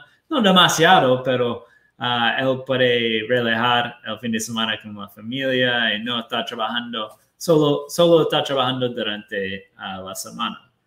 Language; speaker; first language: Spanish; non-native, fluent; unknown